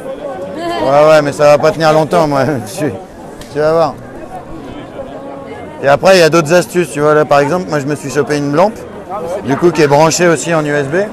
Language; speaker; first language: French; native; French